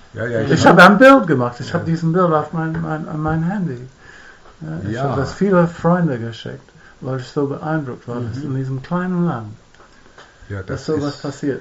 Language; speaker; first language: German; non-native, fluent; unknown